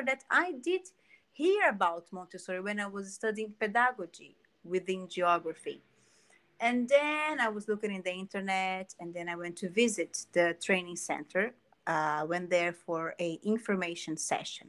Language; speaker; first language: English; non-native, fluent; Portuguese